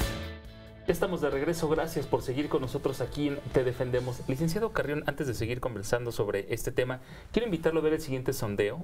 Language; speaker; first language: Spanish; native; Spanish